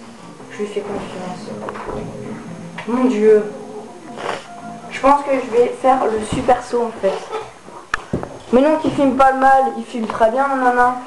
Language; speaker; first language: French; native; French